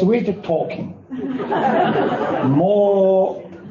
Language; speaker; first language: English; non-native, learner; Chinese